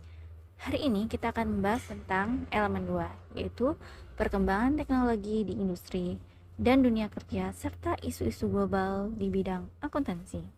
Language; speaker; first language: Indonesian; native; Indonesian